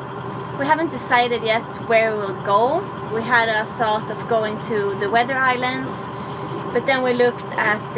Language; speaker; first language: English; non-native, fluent; Swedish